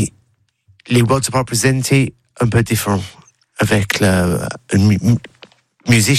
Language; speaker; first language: French; non-native, learner; English